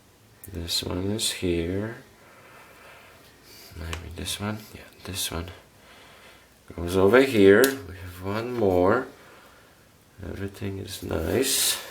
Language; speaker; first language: English; non-native, fluent; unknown